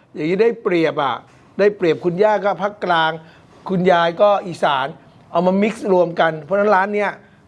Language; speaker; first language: Thai; native; Thai